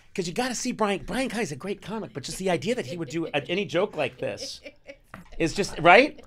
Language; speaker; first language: English; native; English